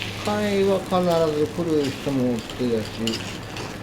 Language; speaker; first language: Japanese; native; Japanese